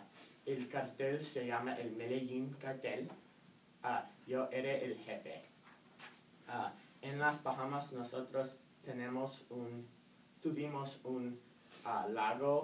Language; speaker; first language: Spanish; non-native, learner; English